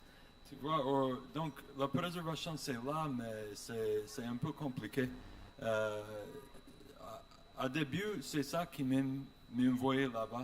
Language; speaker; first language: French; non-native, learner; English